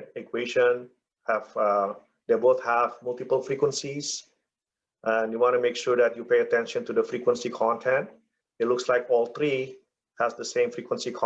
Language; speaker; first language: English; non-native, fluent; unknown